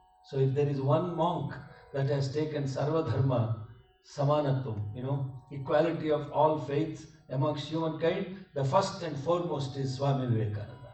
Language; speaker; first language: English; non-native, local second language; Telugu